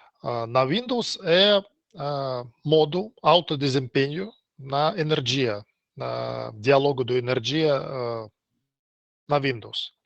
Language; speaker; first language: Portuguese; non-native, learner; Russian